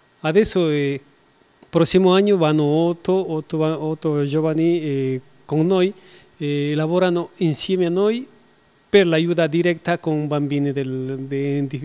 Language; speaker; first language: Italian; non-native, learner; Spanish